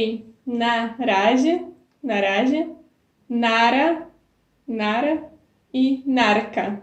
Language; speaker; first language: Portuguese; non-native, fluent; Polish